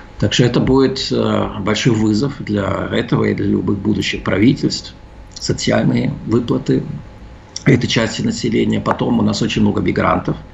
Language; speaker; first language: Russian; early bilingual, heritage; Russian